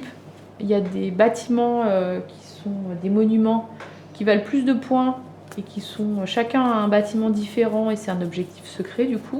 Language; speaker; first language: French; native; French